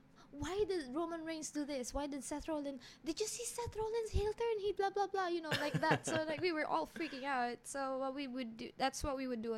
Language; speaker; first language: English; non-native, local second language; Filipino